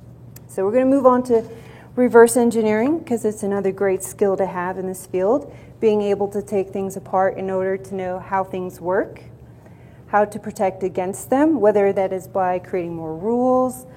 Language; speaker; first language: English; native; English